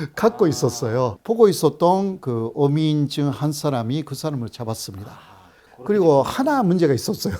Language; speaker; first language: Korean; non-native, fluent; Japanese